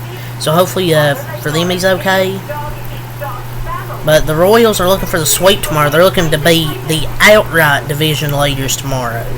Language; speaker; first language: English; native; English